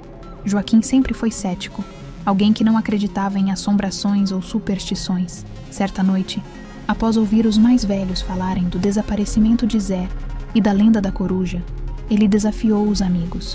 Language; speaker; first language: Portuguese; native; Portuguese